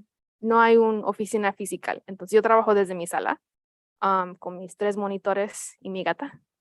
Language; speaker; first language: Spanish; early bilingual, heritage; Spanish